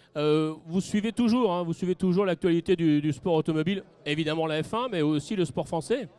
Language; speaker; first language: French; native; French